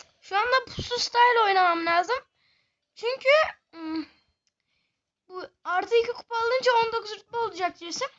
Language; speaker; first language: Turkish; native; Turkish